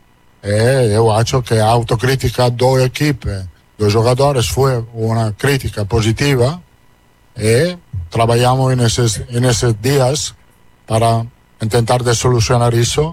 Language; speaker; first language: Portuguese; non-native, learner; Italian